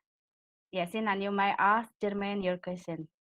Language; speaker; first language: English; non-native, fluent; Indonesian